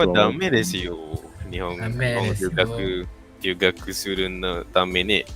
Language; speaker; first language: Japanese; non-native, learner; Malay